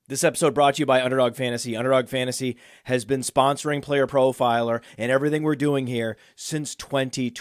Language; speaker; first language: English; native; English